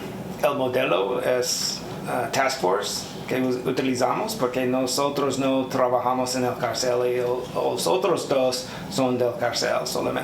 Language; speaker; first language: Spanish; non-native, learner; English